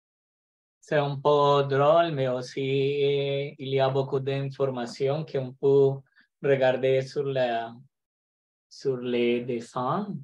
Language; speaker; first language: French; non-native, learner; Spanish